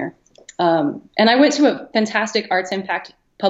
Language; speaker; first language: English; native; English